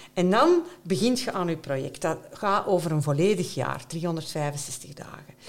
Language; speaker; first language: Dutch; native; Dutch